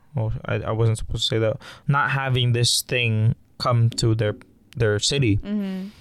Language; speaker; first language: English; non-native, local second language; Filipino